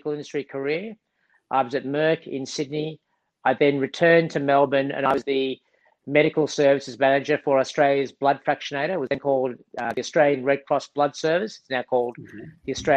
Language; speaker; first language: English; native; English